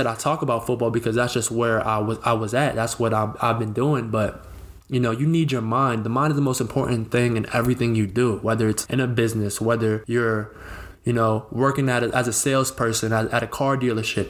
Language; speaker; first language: English; native; English